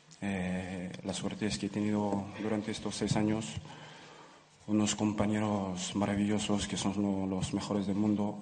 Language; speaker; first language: Spanish; non-native, fluent; French